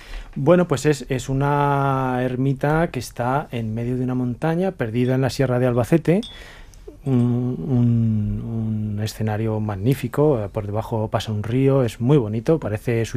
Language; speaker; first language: Spanish; native; Spanish